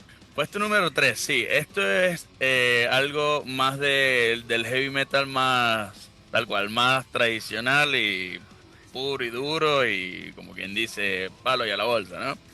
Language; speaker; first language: Spanish; native; Spanish